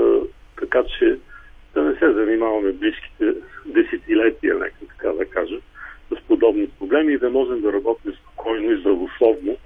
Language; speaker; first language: Bulgarian; native; Bulgarian